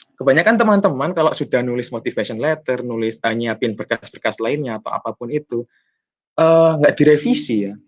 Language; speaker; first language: Indonesian; native; Indonesian